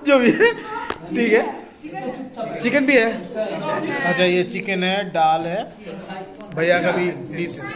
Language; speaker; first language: Hindi; non-native, local second language; Bangla